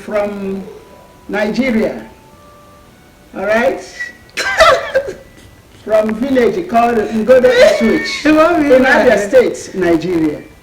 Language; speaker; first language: English; non-native, local second language; Igbo